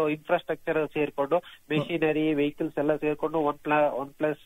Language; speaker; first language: Kannada; native; Kannada